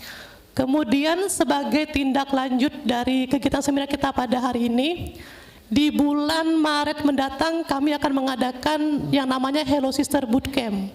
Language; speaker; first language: Indonesian; native; Indonesian